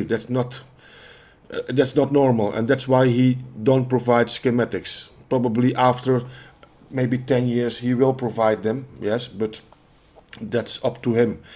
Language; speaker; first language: English; non-native, fluent; Dutch